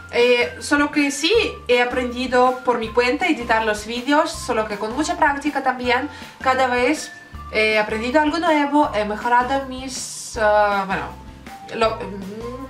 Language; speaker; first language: Spanish; non-native, learner; Russian